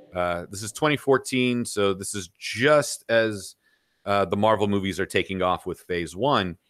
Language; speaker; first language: English; native; English